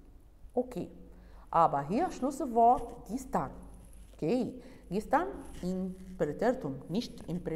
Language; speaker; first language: German; non-native, fluent; Arabic